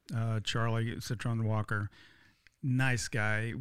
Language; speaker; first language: English; native; English